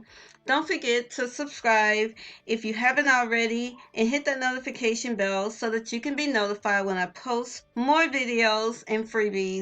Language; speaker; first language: English; native; English